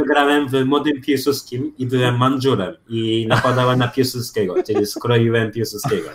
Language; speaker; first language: Polish; early bilingual, other home language; Japanese